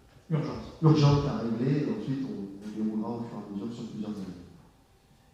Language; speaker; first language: French; native; French